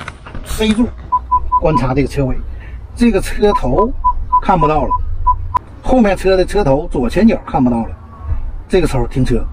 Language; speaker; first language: Chinese; native; Chinese